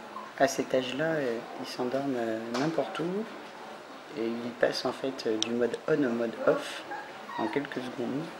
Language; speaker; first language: French; native; French